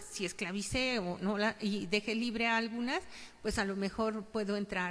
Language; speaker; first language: Spanish; native; Spanish